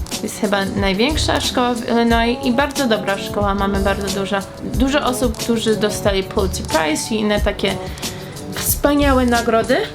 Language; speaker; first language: Polish; early bilingual, heritage; Polish